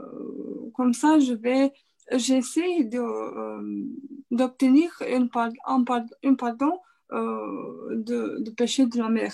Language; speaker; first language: French; non-native, fluent; Romanian